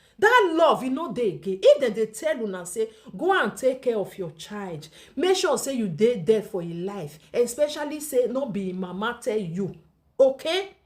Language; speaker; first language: Nigerian Pidgin; native; Nigerian Pidgin